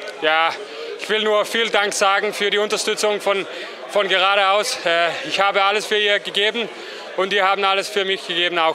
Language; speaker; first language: German; non-native, learner; Danish